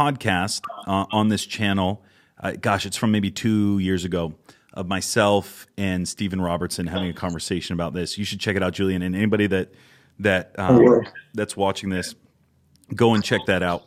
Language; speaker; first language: English; native; English